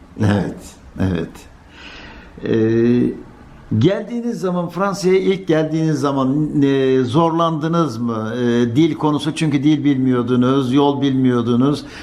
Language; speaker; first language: Turkish; native; Turkish